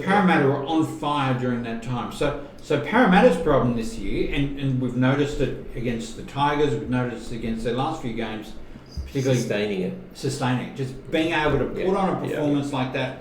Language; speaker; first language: English; native; English